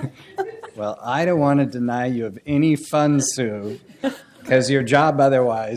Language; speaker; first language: English; native; English